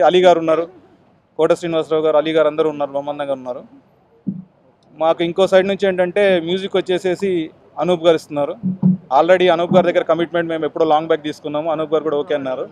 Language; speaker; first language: Telugu; native; Telugu